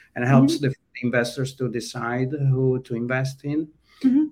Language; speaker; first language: English; non-native, fluent; Italian